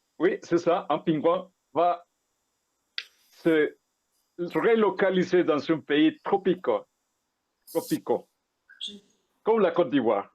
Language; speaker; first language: French; non-native, fluent; Spanish